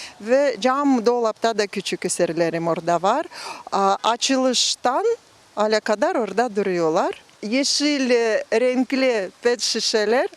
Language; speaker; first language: Turkish; non-native, learner; Russian